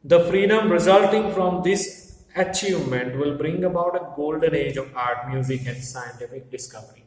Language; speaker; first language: English; non-native, local second language; Gujarati